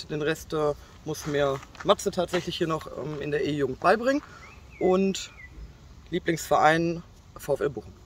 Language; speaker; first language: German; native; German